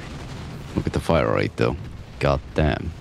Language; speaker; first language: English; native; English